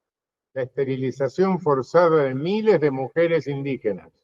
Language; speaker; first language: Spanish; native; Spanish